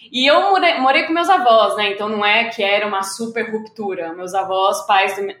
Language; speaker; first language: Portuguese; native; Portuguese